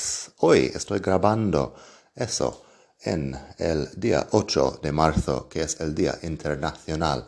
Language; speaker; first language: Spanish; non-native, fluent; English